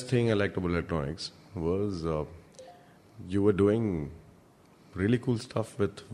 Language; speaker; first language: English; non-native, local second language; Kannada